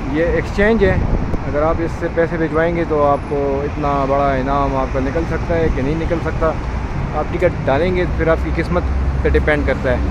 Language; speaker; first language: Urdu; non-native, local second language; Punjabi